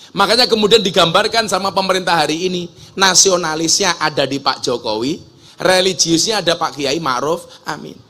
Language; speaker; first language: Indonesian; native; Indonesian